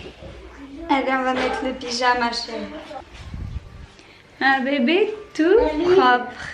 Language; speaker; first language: French; native; French